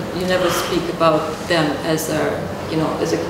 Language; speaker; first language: English; non-native, fluent; Russian